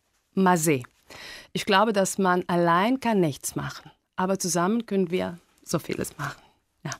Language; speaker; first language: German; non-native, fluent; Greek